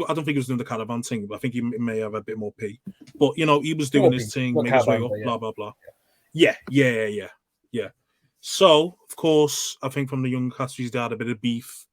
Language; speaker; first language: English; native; English